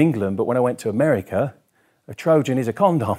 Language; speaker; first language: English; native; English